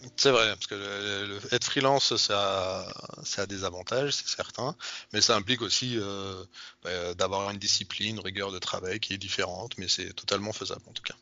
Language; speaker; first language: French; native; French